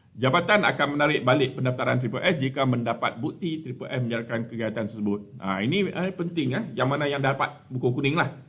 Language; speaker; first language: Malay; native; Malay